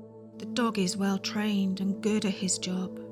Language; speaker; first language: English; native; English